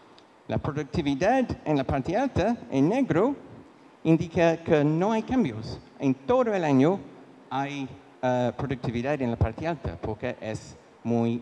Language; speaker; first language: Spanish; non-native, fluent; English